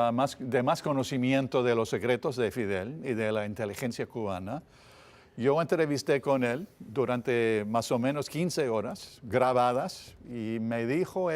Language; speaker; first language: Spanish; non-native, fluent; English